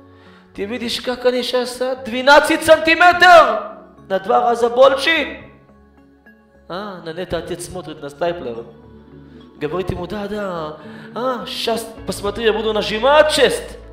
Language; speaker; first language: Russian; early bilingual, heritage; Hebrew